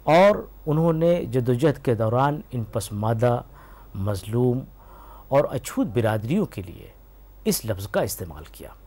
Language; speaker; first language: Urdu; native; Urdu